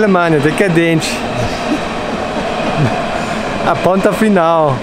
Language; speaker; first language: Portuguese; non-native, fluent; German